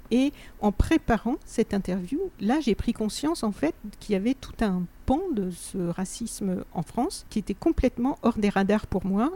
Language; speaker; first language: French; native; French